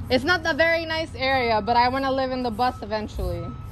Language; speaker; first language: English; early bilingual, other home language; Spanish